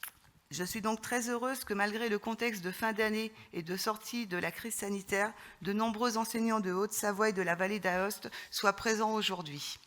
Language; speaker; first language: French; native; French